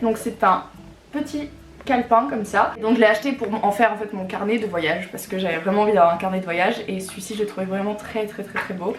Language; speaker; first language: French; native; French